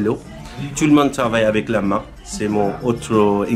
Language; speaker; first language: French; non-native, learner; Bangla